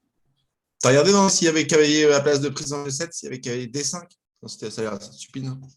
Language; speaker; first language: French; native; French